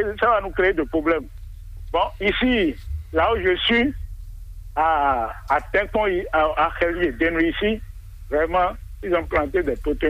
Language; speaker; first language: French; non-native, local second language; Fon